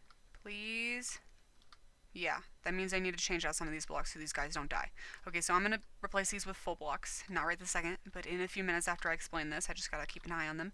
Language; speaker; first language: English; native; English